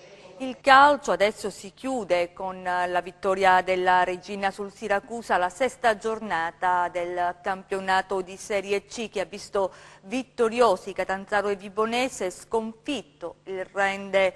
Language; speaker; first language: Italian; native; Italian